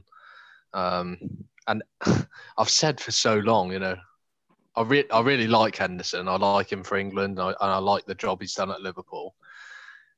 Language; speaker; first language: English; native; English